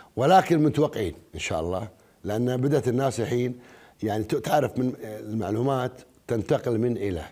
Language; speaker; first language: Arabic; native; Arabic